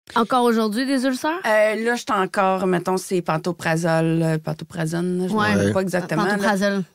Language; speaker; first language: French; native; French